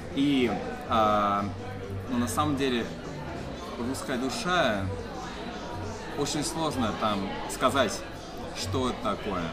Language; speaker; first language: Russian; non-native, fluent; English